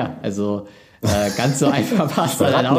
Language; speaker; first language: German; native; German